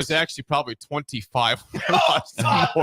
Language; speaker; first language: English; native; English